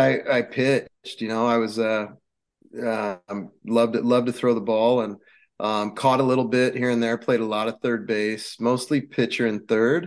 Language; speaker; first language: English; native; English